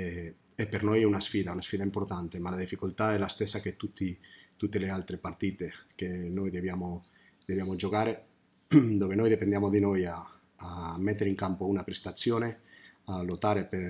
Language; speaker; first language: Italian; non-native, fluent; Spanish